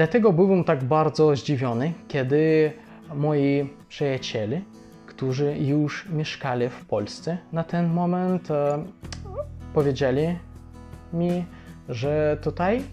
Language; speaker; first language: Polish; non-native, fluent; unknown